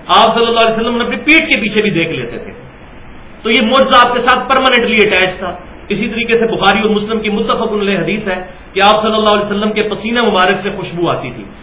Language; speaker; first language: Urdu; non-native, local second language; Punjabi